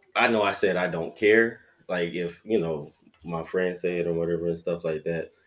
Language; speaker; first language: English; native; English